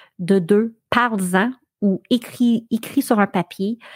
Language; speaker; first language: French; native; French